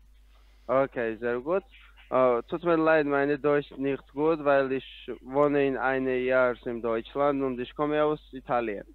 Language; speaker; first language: German; non-native, learner; Italian